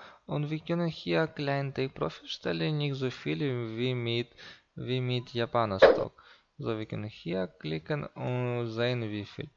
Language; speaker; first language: German; non-native, learner; Russian